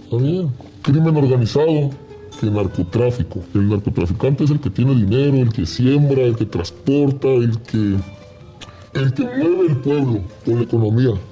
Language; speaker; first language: Spanish; native; Spanish